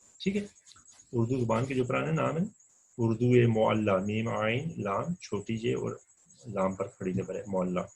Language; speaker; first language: Urdu; non-native, local second language; Punjabi